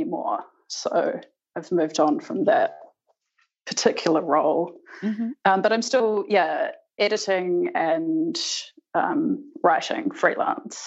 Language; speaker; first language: English; native; English